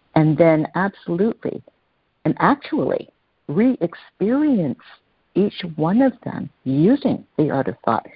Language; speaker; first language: English; native; English